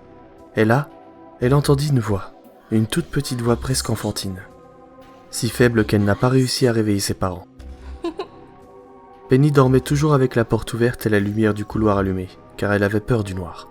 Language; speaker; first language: French; native; French